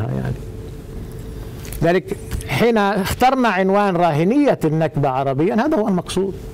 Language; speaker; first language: Arabic; native; Arabic